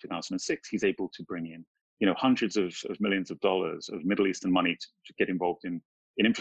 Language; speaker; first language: English; native; English